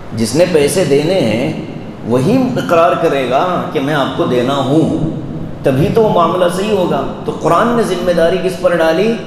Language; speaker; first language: Urdu; native; Urdu